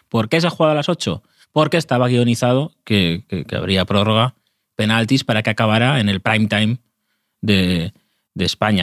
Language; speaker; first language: Spanish; native; Spanish